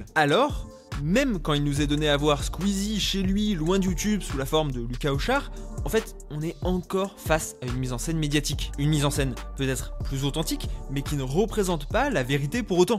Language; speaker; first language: French; native; French